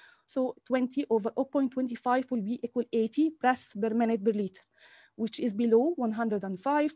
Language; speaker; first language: English; non-native, local second language; Arabic